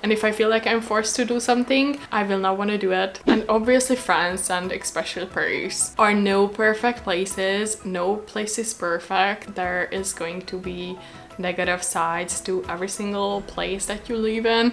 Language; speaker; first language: English; non-native, fluent; Hungarian